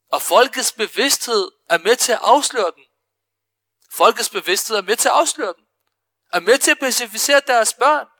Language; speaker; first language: Danish; early bilingual, other home language; Arabic